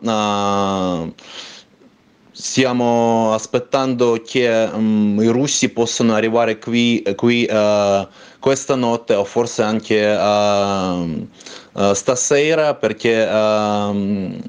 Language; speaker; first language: Italian; non-native, fluent; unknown